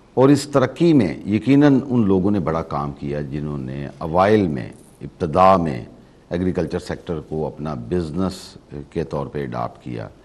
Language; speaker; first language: Urdu; non-native, local second language; Punjabi